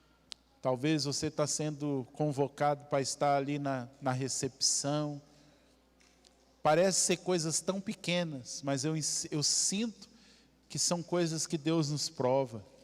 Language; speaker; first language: Portuguese; native; Portuguese